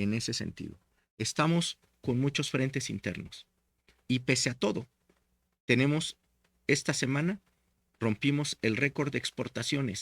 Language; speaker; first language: Spanish; native; Spanish